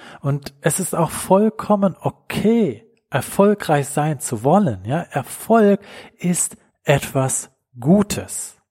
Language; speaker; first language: German; native; German